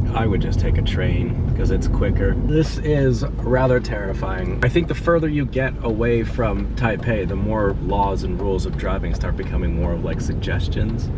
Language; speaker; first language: English; native; English